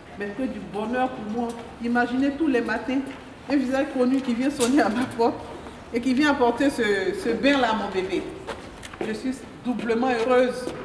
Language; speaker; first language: French; non-native, local second language; Mandingo